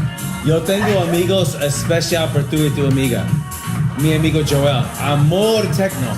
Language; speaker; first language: Spanish; non-native, learner; English